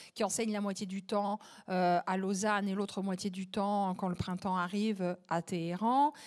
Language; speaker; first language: French; native; French